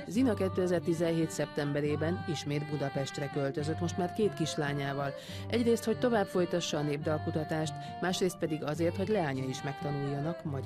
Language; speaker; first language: Hungarian; native; Hungarian